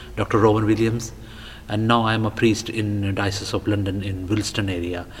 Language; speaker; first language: English; non-native, local second language; Punjabi